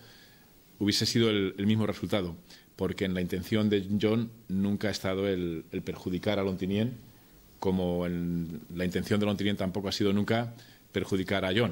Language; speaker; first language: Spanish; native; Spanish